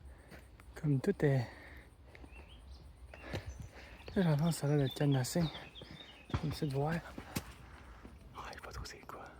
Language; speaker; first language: French; native; French